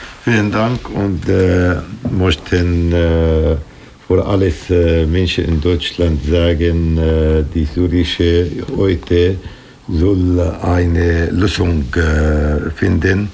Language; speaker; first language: German; non-native, learner; Arabic